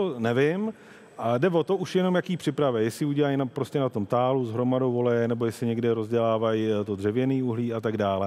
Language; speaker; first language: Czech; native; Czech